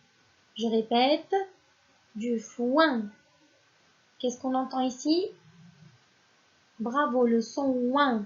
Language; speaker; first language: French; non-native, local second language; Arabic